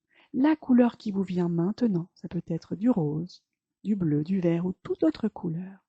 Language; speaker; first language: French; native; French